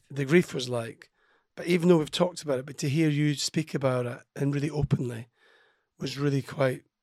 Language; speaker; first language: English; native; English